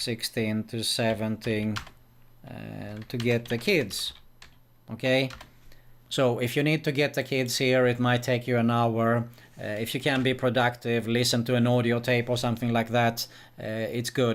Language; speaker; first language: English; non-native, fluent; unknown